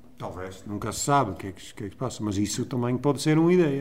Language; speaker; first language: Portuguese; non-native, learner; Dutch